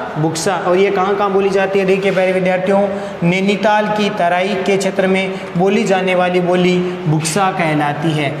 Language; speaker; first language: Hindi; native; Hindi